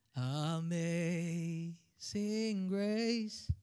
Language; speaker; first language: English; non-native, local second language; Filipino